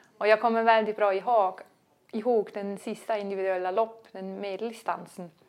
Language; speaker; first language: Swedish; non-native, fluent; German